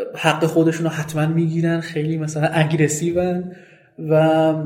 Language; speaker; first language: Persian; non-native, local second language; Kurdish